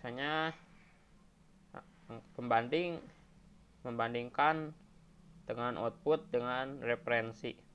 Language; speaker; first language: Indonesian; native; Indonesian